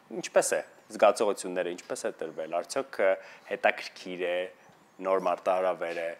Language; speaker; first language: Armenian; native; Armenian